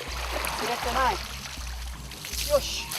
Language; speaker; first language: Japanese; non-native, learner; English